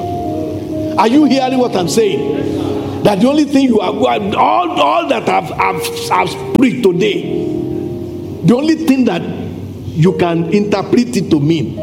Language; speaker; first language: English; non-native, local second language; Yoruba